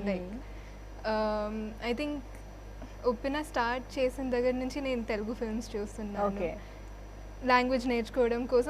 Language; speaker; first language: Telugu; non-native, fluent; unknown